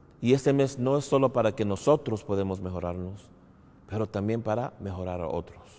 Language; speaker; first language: Spanish; non-native, fluent; English